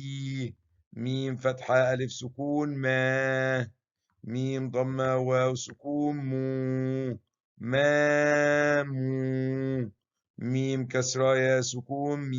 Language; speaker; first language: Arabic; non-native, fluent; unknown